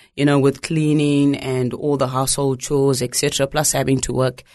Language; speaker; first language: English; non-native, local second language; Shona